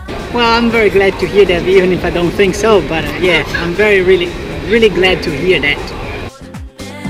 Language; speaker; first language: English; non-native, fluent; Portuguese